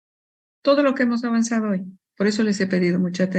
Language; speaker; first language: Spanish; native; Spanish